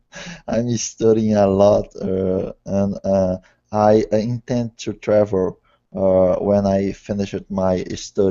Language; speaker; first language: English; non-native, learner; Portuguese